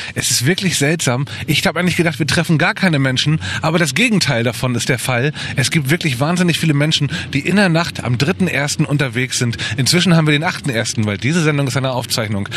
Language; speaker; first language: German; native; German